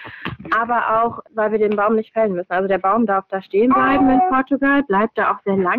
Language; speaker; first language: German; native; German